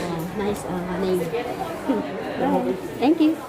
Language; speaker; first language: English; non-native, learner; Filipino